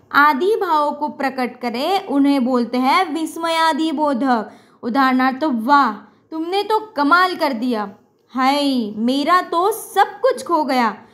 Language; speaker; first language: Hindi; non-native, local second language; Marathi